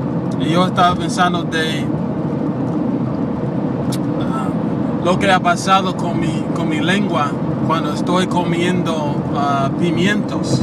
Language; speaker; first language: Spanish; non-native, learner; English